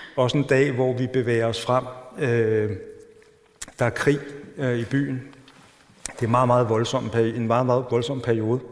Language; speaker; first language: Danish; native; Danish